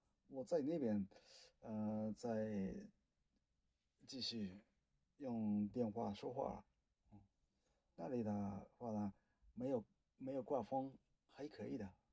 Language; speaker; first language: Chinese; non-native, learner; Japanese